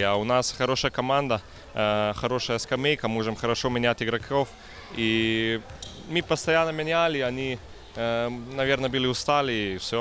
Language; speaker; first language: Russian; non-native, fluent; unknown